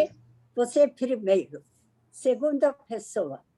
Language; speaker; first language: Portuguese; non-native, learner; Persian